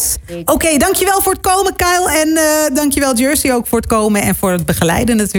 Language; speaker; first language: Dutch; native; Dutch